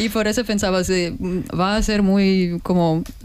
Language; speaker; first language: Spanish; non-native, learner; Russian